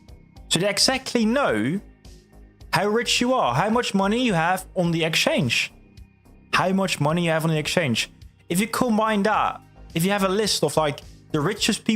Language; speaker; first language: English; non-native, fluent; Dutch